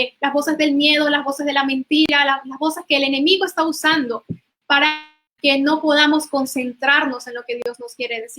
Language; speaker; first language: Spanish; native; Spanish